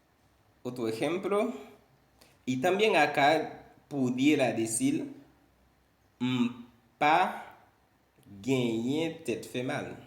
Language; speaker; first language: Spanish; non-native, fluent; Haitian Creole